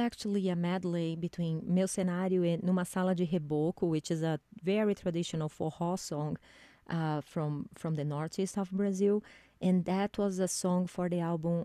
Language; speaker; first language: English; non-native, fluent; Portuguese